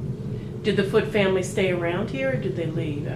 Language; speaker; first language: English; native; English